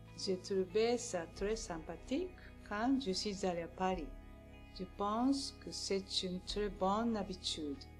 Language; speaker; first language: French; non-native, learner; Japanese